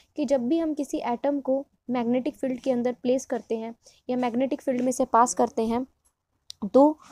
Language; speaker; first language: Hindi; non-native, local second language; Punjabi